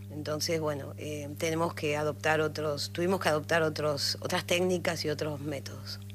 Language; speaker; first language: Spanish; native; Spanish